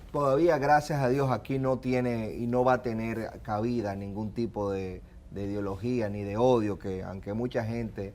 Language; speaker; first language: Spanish; native; Spanish